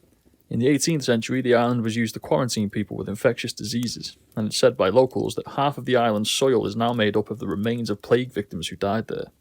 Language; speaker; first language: English; native; English